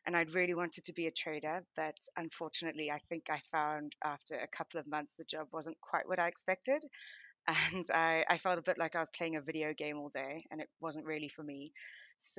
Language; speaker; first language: English; native; English